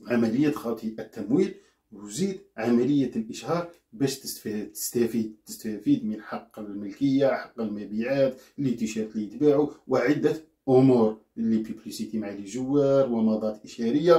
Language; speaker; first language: Arabic; native; Arabic